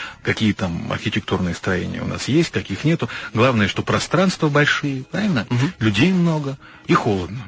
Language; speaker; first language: Russian; native; Russian